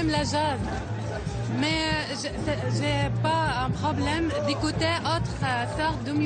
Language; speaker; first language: French; non-native, learner; Arabic